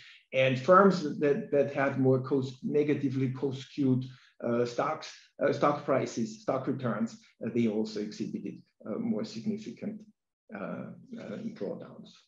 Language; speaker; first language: English; non-native, fluent; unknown